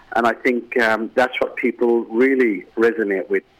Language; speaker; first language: English; native; English